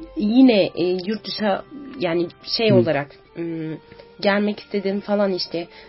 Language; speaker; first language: Turkish; native; Turkish